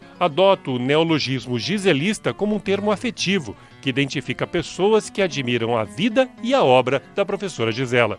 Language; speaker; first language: Portuguese; native; Portuguese